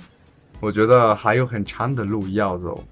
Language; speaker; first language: Chinese; non-native, learner; Spanish